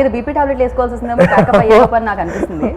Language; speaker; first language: Telugu; native; Telugu